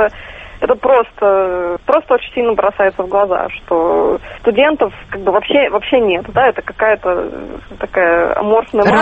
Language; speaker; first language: Russian; native; Russian